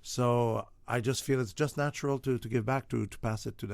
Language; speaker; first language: English; non-native, fluent; French